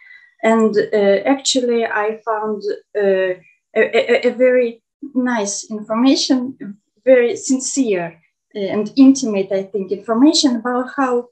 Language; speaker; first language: English; non-native, fluent; Russian